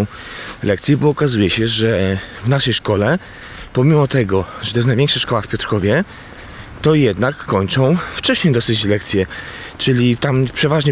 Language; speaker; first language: Polish; native; Polish